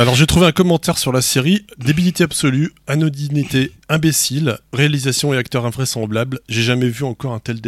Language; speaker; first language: French; native; French